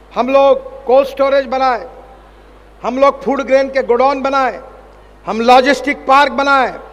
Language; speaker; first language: Hindi; non-native, local second language; Marathi